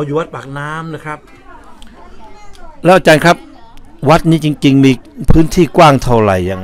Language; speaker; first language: Thai; native; Thai